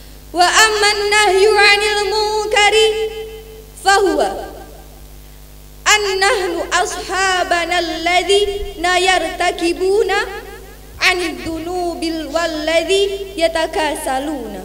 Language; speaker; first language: Arabic; non-native, learner; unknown